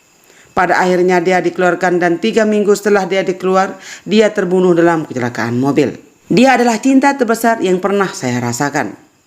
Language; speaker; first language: Indonesian; native; Indonesian